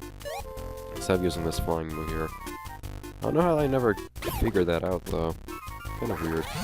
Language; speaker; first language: English; native; English